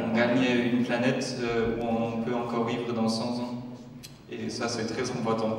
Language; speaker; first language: French; non-native, fluent; German